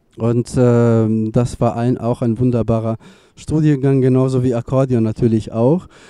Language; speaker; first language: German; non-native, fluent; Serbian